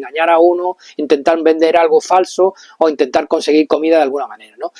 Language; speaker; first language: Spanish; native; Spanish